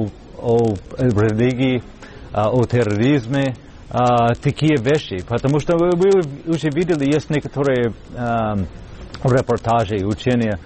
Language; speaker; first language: Russian; non-native, fluent; English